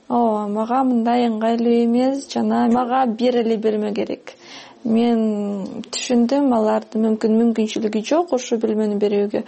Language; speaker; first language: Kyrgyz; non-native, fluent; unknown